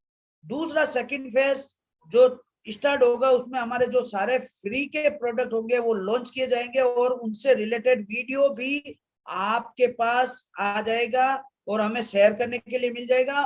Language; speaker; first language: Hindi; native; Hindi